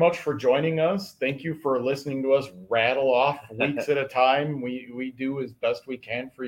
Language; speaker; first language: English; native; English